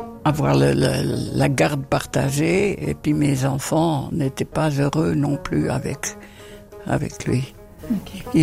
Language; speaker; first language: French; non-native, fluent; Dutch